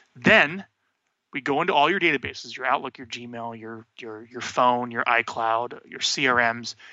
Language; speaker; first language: English; native; English